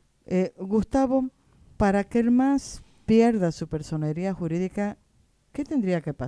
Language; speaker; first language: Spanish; native; Spanish